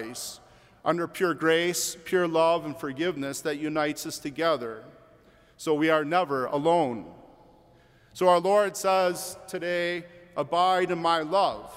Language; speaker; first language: English; native; English